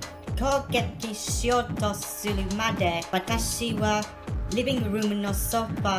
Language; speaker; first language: Japanese; non-native, learner; English